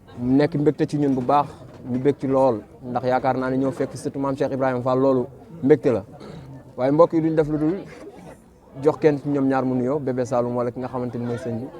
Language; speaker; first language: Wolof; native; Wolof